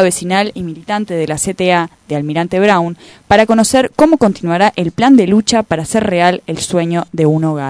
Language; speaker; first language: Spanish; native; Spanish